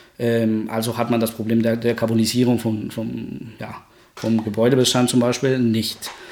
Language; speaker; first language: German; non-native, fluent; Spanish